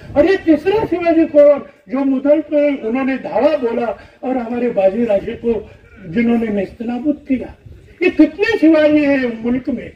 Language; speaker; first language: Hindi; non-native, local second language; Marathi